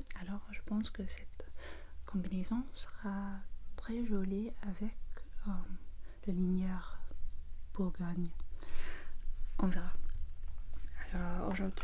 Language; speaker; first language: French; non-native, learner; English